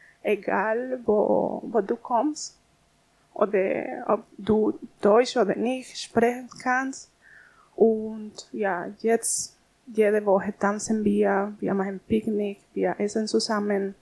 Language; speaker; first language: German; non-native, learner; Spanish